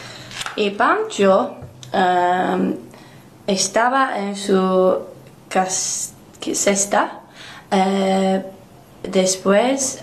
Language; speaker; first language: Spanish; non-native, learner; English